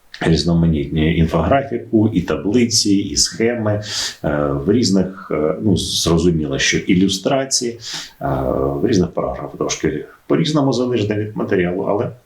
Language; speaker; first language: Ukrainian; native; Ukrainian